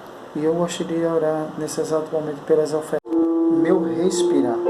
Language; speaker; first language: Portuguese; native; Portuguese